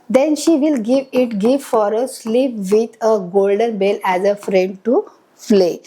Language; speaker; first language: English; non-native, local second language; Marathi